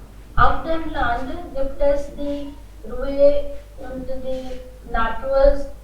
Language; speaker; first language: German; non-native, learner; Hindi